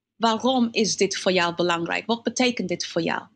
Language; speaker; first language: Dutch; non-native, fluent; English